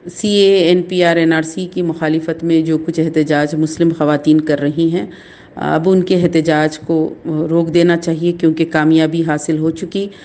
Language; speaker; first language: Urdu; native; Urdu